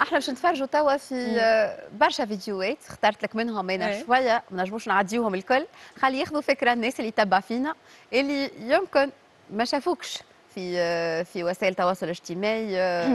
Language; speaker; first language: Arabic; native; Arabic